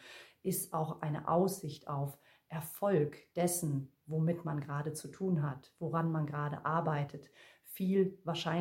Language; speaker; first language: German; native; German